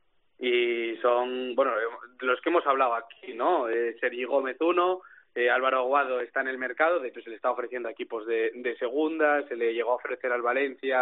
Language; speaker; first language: Spanish; native; Spanish